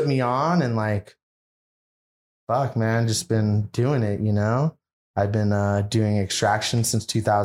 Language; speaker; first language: English; native; English